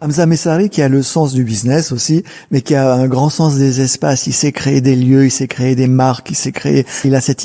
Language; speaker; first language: French; native; French